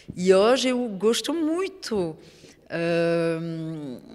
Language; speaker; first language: Portuguese; non-native, fluent; French